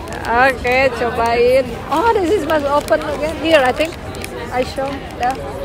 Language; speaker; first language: English; non-native, learner; Indonesian